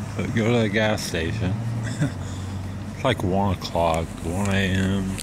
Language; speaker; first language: English; native; English